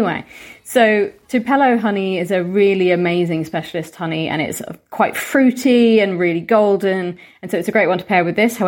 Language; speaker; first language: English; native; English